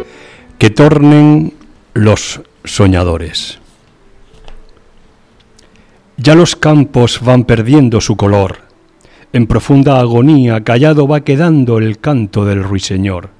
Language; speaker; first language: Spanish; native; Spanish